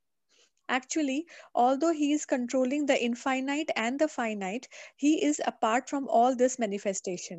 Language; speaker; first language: English; non-native, local second language; Hindi